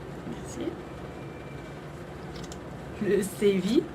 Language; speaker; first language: French; native; French